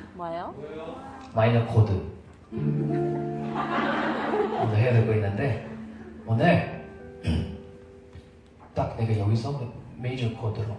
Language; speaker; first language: Korean; non-native, fluent; English